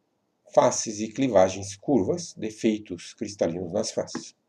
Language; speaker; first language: Portuguese; native; Portuguese